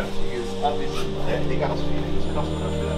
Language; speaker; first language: German; native; German